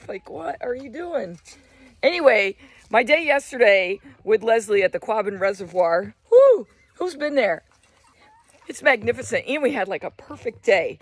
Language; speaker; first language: English; native; English